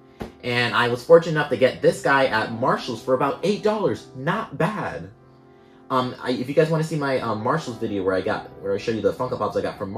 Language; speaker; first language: English; native; English